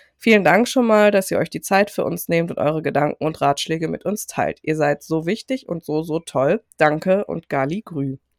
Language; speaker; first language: German; early bilingual, other home language; Turkish